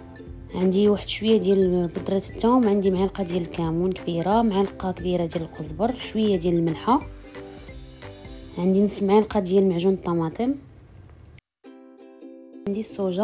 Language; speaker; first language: Arabic; native; Arabic